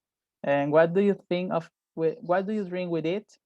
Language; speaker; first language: English; non-native, fluent; Spanish